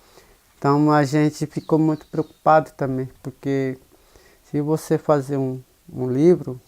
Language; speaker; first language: Portuguese; non-native, local second language; Guarani